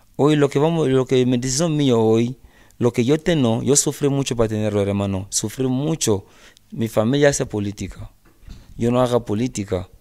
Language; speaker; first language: Spanish; non-native, learner; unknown